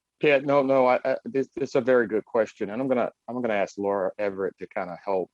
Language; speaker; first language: English; native; English